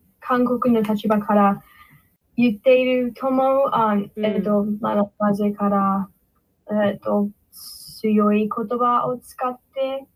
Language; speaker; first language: Japanese; non-native, learner; English